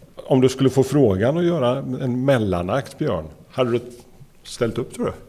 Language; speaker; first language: Swedish; native; Swedish